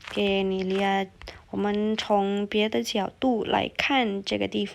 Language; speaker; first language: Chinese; non-native, fluent; Indonesian